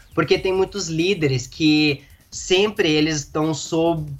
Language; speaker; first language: Portuguese; non-native, fluent; Arabic